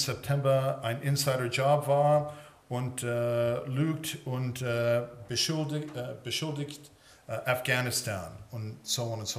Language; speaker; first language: German; early bilingual, heritage; English